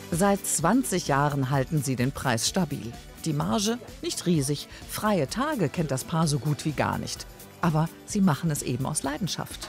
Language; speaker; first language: German; native; German